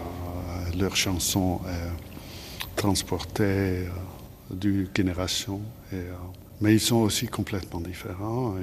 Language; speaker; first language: French; non-native, fluent; Dutch